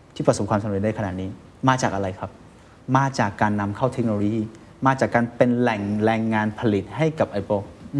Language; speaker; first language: Thai; non-native, fluent; Chinese